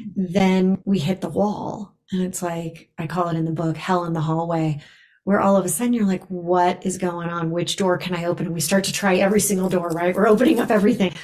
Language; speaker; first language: English; native; English